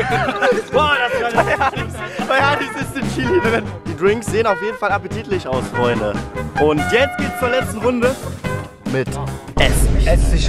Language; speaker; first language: German; native; German